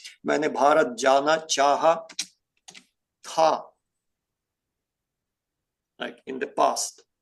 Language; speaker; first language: Hindi; non-native, fluent; Ukrainian